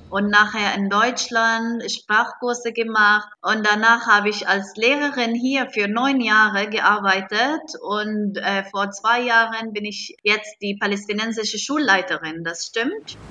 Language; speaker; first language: German; non-native, fluent; Arabic